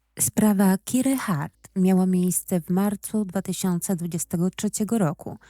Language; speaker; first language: Polish; native; Polish